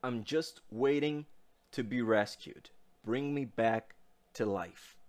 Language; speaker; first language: English; non-native, fluent; Portuguese